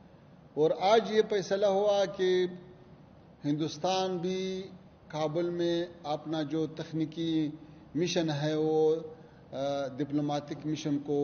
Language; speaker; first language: Hindi; non-native, learner; Pashto